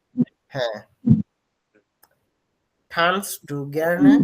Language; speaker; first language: German; non-native, learner; Bangla